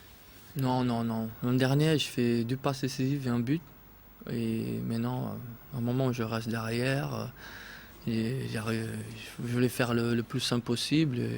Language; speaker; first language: French; non-native, fluent; Portuguese